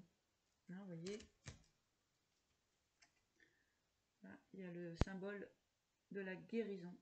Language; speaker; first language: French; native; French